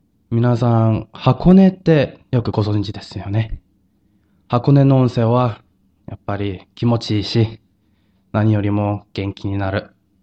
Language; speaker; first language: Japanese; non-native, fluent; Korean